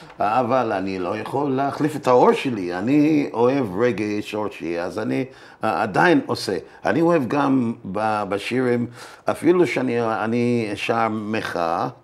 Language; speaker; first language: Hebrew; non-native, fluent; English